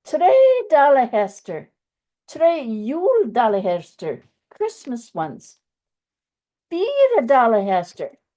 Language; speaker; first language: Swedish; non-native, fluent; English